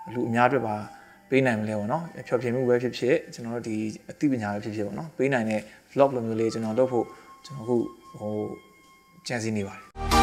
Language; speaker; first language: Burmese; non-native, local second language; Shan